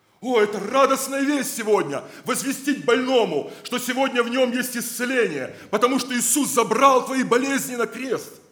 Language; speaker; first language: Russian; native; Russian